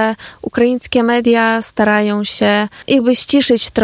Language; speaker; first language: Polish; non-native, fluent; Ukrainian